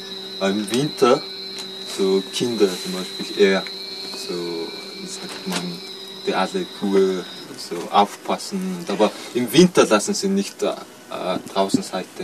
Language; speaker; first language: German; non-native, learner; Mongolian